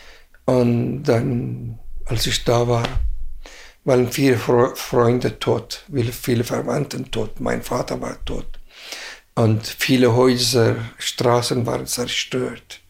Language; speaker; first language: German; non-native, fluent; Persian